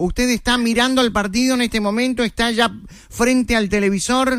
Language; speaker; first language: Spanish; native; Spanish